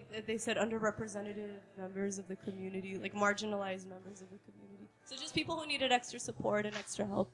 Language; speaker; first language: English; native; English